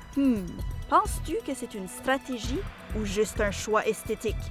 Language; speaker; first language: French; native; French